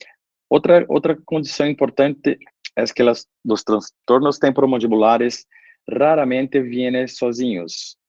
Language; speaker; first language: Spanish; non-native, fluent; Portuguese